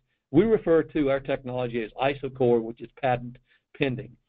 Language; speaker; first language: English; native; English